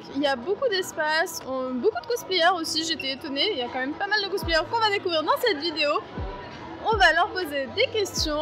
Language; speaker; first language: French; native; French